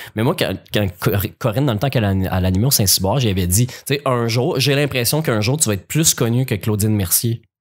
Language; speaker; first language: French; native; French